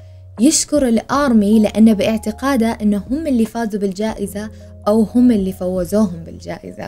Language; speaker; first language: Arabic; native; Arabic